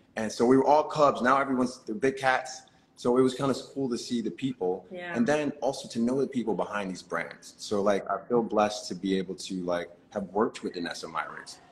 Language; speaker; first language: English; native; English